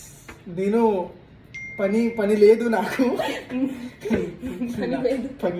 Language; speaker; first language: Telugu; non-native, learner; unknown